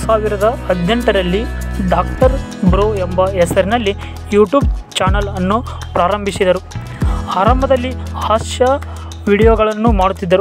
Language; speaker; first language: Kannada; native; Kannada